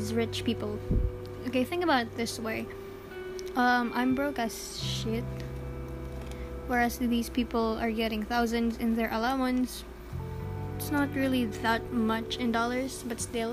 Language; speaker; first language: English; non-native, local second language; Filipino